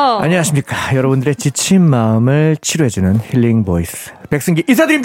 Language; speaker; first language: Korean; native; Korean